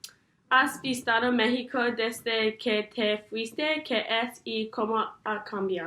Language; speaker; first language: Spanish; non-native, learner; English